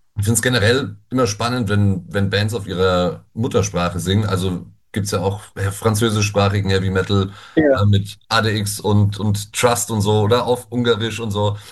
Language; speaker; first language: German; native; German